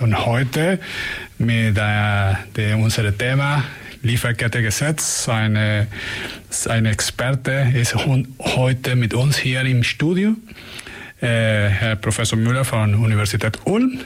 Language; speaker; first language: German; non-native, learner; Spanish